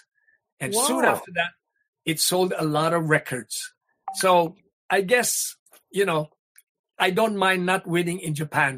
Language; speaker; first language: English; non-native, local second language; Hiligaynon